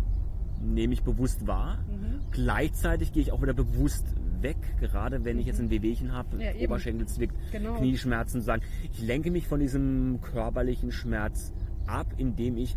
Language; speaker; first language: German; native; German